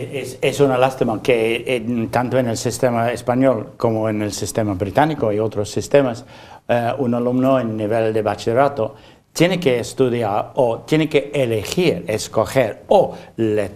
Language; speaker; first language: Spanish; non-native, fluent; English